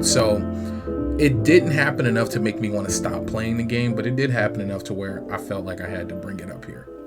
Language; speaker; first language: English; native; English